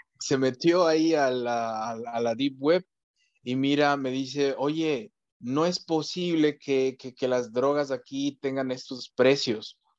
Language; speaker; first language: Spanish; native; Spanish